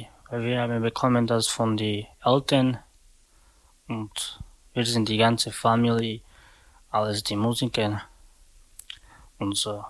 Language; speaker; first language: German; non-native, learner; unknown